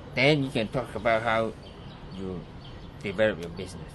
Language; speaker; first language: English; non-native, local second language; Cantonese